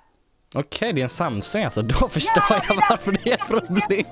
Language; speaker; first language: Swedish; native; Swedish